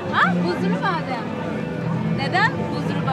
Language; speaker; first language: Turkish; non-native, fluent; Korean